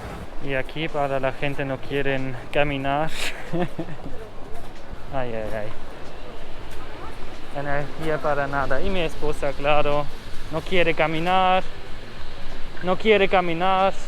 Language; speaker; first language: Spanish; non-native, learner; German